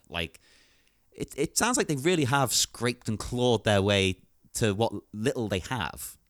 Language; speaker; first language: English; native; English